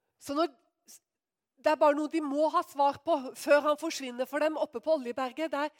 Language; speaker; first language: Norwegian; native; Norwegian